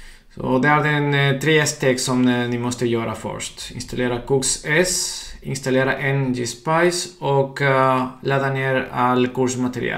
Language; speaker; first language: Swedish; non-native, fluent; Spanish